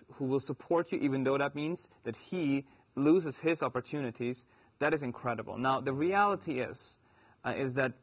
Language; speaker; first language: English; non-native, fluent; German